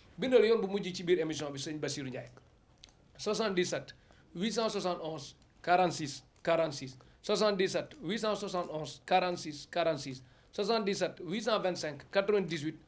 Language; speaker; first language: Wolof; native; Wolof